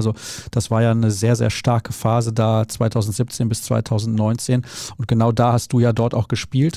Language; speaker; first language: German; native; German